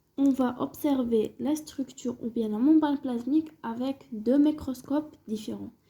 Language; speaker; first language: French; non-native, local second language; Arabic